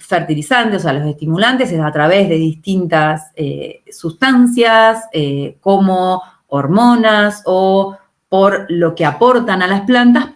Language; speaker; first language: Spanish; native; Spanish